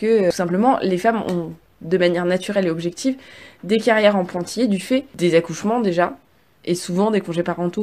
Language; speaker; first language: French; native; French